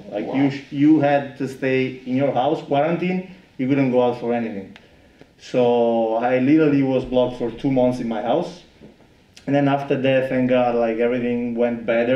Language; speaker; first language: English; non-native, fluent; Italian